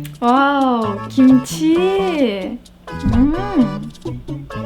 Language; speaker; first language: Korean; non-native, learner; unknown